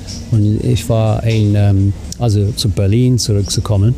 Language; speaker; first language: German; non-native, fluent; English